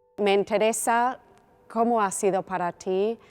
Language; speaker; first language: Spanish; non-native, fluent; English